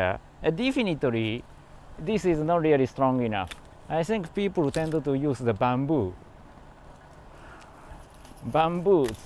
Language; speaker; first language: English; non-native, learner; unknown